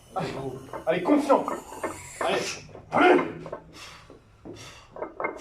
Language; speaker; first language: French; native; French